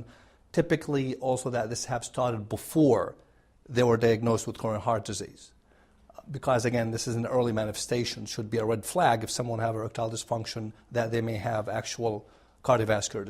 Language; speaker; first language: English; non-native, fluent; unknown